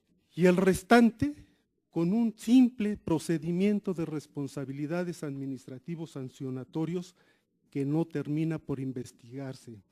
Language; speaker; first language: Spanish; native; Spanish